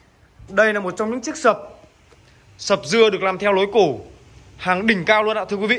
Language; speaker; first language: Vietnamese; native; Vietnamese